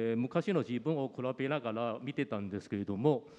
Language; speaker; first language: Japanese; non-native, fluent; Malay